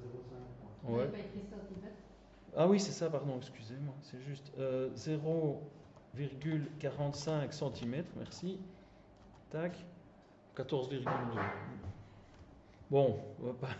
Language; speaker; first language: French; native; French